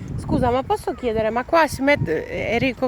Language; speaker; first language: Italian; non-native, learner; Ukrainian